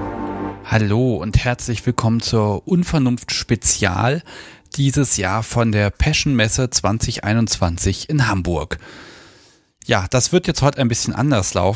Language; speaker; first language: German; native; German